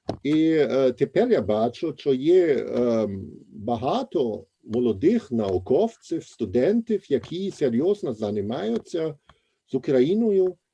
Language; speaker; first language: Ukrainian; non-native, fluent; German